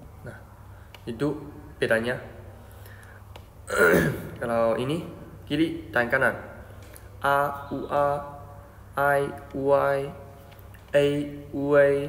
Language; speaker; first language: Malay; non-native, fluent; Chinese